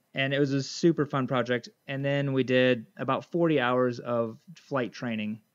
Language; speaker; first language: English; native; English